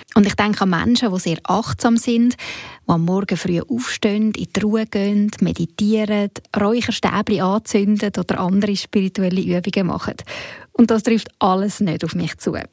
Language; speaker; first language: German; native; German